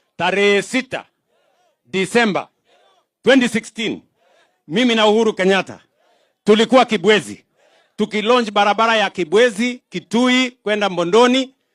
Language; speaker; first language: Swahili; non-native, local second language; Kalenjin